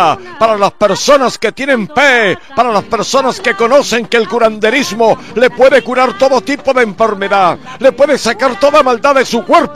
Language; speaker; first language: Spanish; native; Spanish